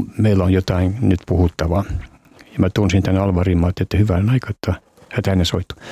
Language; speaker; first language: Finnish; native; Finnish